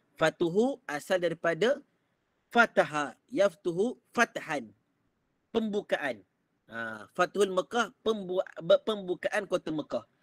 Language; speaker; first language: Malay; native; Malay